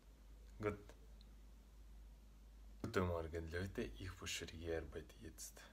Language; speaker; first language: German; non-native, learner; Russian